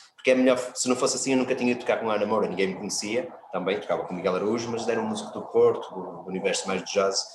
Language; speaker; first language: Portuguese; native; Portuguese